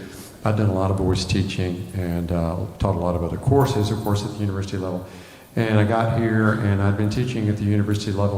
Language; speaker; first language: English; native; English